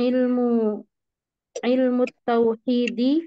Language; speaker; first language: Arabic; non-native, learner; Indonesian